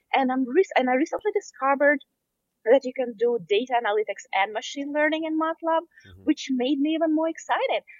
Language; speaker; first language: English; non-native, fluent; Russian